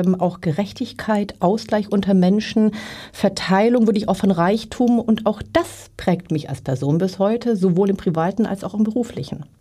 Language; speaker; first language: German; native; German